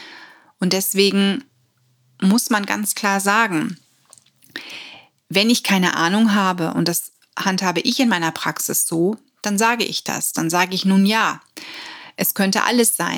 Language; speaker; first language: German; native; German